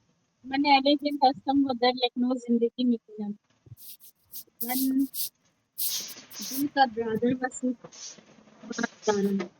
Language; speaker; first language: Persian; non-native, learner; Urdu